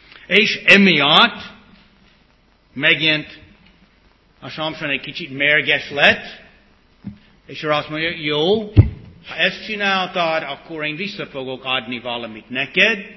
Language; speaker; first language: Hungarian; early bilingual, heritage; English